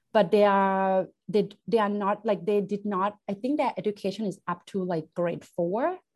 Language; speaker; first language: English; non-native, fluent; Thai